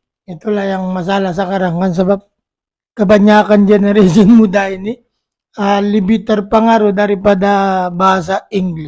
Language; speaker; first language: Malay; non-native, local second language; Filipino